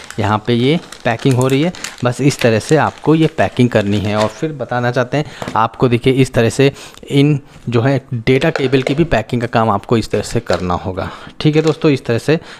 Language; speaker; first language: Hindi; native; Hindi